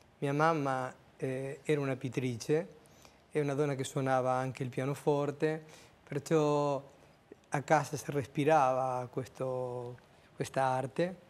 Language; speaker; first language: Italian; non-native, fluent; Spanish